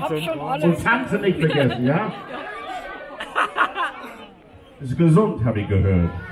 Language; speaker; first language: German; non-native, learner; English